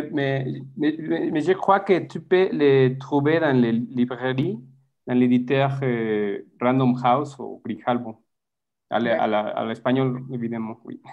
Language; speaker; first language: French; non-native, fluent; Spanish